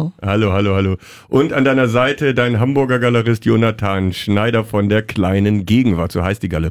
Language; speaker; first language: German; native; German